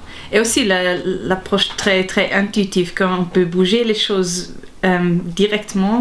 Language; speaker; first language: French; non-native, local second language; German